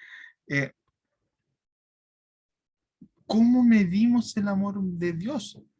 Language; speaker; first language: Spanish; native; Spanish